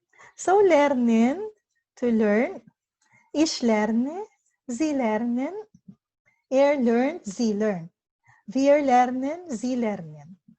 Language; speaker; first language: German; non-native, learner; Filipino